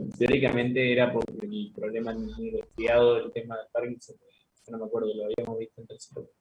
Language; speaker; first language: Spanish; native; Spanish